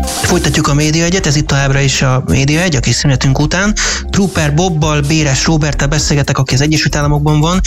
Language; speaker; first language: Hungarian; native; Hungarian